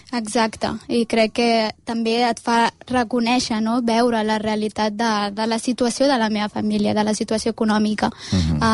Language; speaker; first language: Catalan; early bilingual, other home language; Amharic